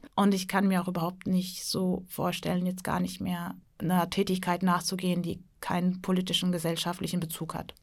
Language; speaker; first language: German; early bilingual, other home language; Turkish